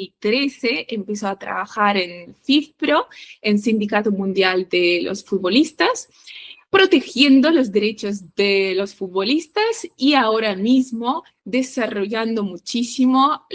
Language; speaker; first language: Spanish; non-native, fluent; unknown